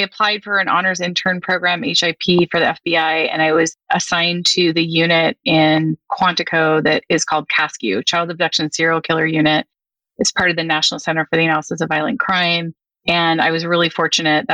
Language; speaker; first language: English; native; English